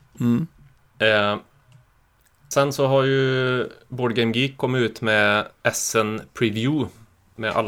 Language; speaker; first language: Swedish; native; Swedish